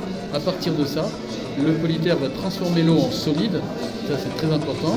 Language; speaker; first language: French; native; French